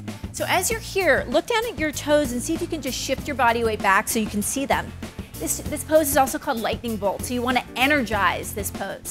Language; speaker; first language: English; native; English